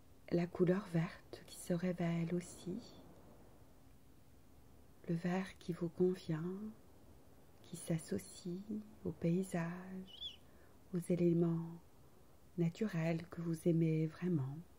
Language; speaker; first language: French; native; French